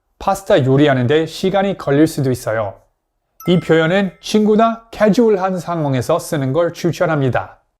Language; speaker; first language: Korean; non-native, fluent; English